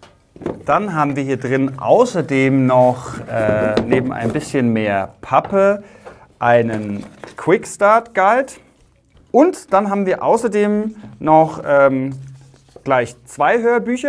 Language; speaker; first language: German; native; German